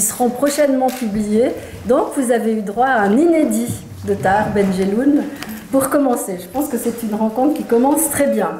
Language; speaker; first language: French; native; French